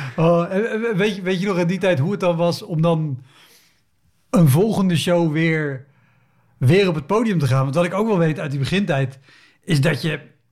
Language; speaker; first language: Dutch; native; Dutch